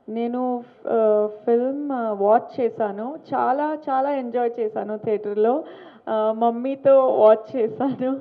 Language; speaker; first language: Telugu; non-native, learner; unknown